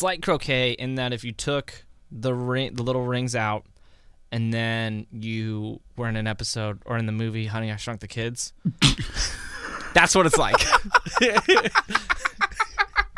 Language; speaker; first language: English; native; English